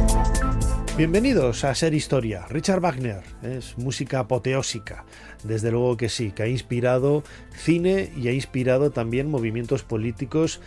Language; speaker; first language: Spanish; native; Spanish